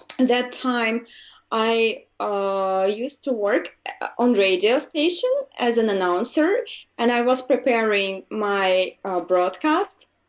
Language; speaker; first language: English; non-native, fluent; Russian